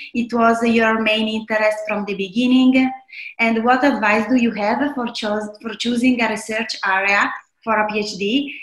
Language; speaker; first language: English; non-native, fluent; Italian